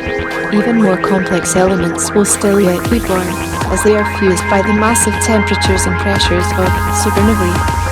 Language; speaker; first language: English; native; English